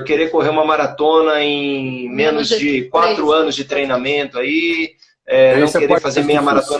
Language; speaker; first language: Portuguese; native; Portuguese